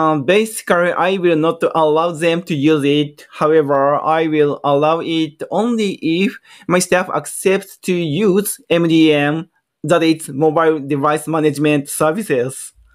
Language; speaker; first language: English; non-native, learner; Japanese